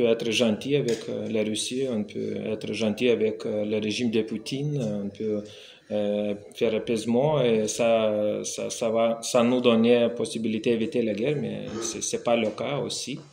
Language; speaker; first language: French; non-native, fluent; Lithuanian